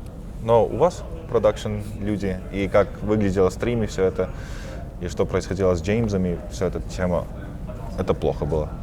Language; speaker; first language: Russian; early bilingual, heritage; Russian